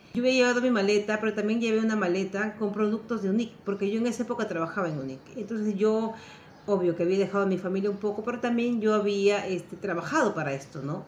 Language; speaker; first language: Spanish; native; Spanish